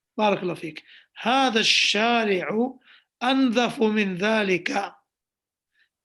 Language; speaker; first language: Arabic; non-native, fluent; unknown